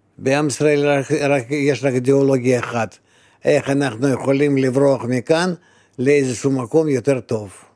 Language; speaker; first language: Hebrew; non-native, fluent; Russian